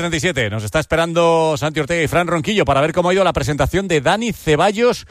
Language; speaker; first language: Spanish; native; Spanish